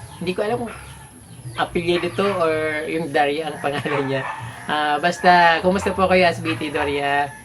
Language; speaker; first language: Filipino; non-native, local second language; Bikol